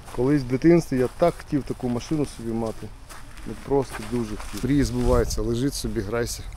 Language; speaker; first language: Ukrainian; non-native, local second language; Russian